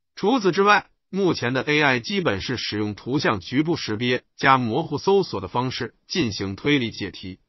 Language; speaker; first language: Chinese; native; Chinese